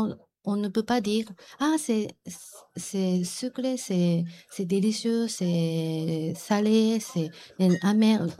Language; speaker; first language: French; non-native, learner; Japanese